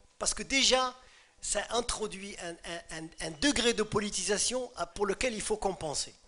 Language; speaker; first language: French; non-native, local second language; Arabic